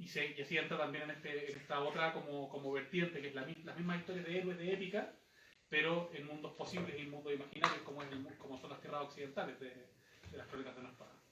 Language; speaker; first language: Spanish; native; Spanish